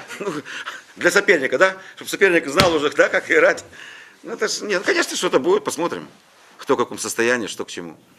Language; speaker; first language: Russian; non-native, local second language; Ukrainian